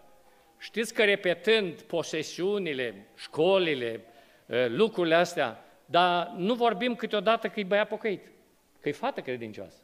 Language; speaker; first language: Romanian; native; Romanian